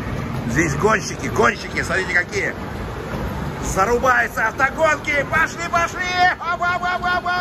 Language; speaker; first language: Russian; native; Russian